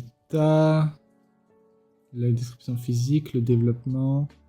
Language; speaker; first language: French; native; French